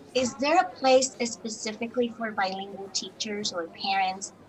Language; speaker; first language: English; non-native, fluent; Spanish